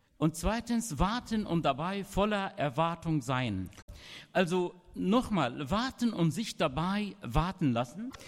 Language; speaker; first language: German; non-native, fluent; Arabic